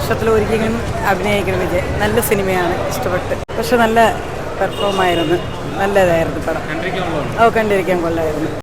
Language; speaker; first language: Malayalam; native; Malayalam